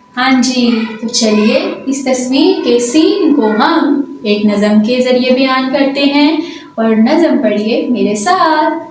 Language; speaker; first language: Urdu; non-native, local second language; Punjabi